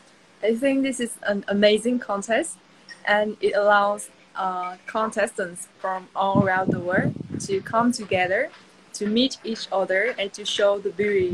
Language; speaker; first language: English; non-native, fluent; Vietnamese